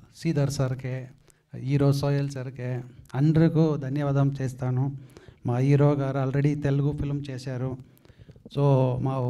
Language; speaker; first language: Telugu; non-native, learner; Kannada